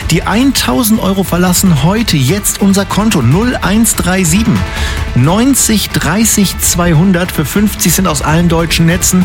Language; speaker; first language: German; native; German